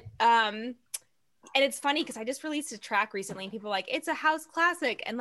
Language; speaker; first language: English; native; English